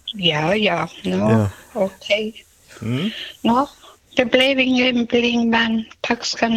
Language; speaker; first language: Swedish; non-native, local second language; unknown